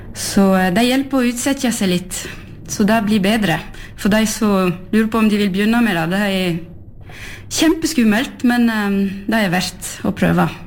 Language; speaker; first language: Norwegian; early bilingual, heritage; French